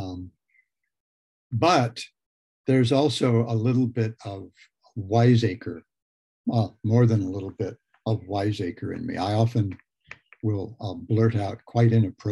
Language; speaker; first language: English; native; English